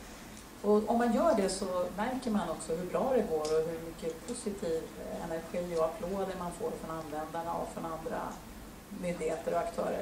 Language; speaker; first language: Swedish; native; Swedish